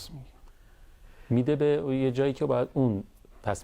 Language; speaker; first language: Persian; native; Persian